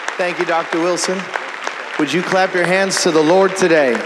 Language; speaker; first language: English; native; English